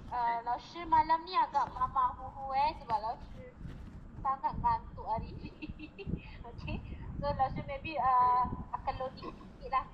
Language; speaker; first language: Malay; non-native, local second language; Chinese